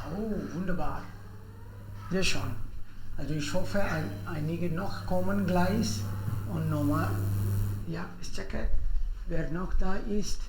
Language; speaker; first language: German; non-native, fluent; Hindi